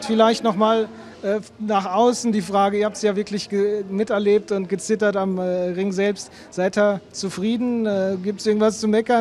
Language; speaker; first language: German; native; German